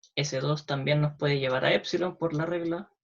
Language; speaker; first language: Spanish; native; Spanish